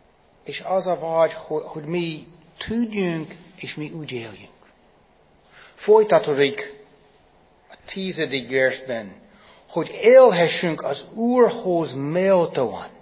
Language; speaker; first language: Hungarian; non-native, fluent; English